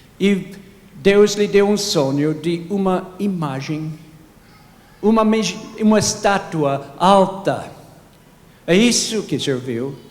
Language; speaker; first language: Portuguese; non-native, fluent; English